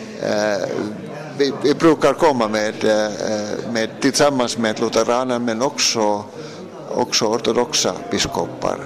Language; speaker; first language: Swedish; non-native, local second language; Finnish